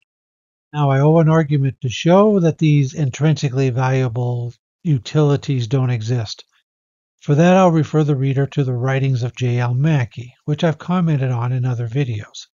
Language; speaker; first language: English; native; English